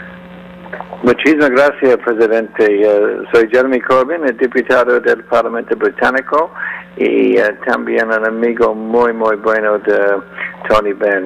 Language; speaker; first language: Spanish; non-native, learner; English